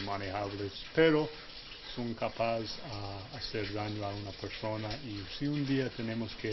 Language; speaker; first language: Spanish; non-native, fluent; English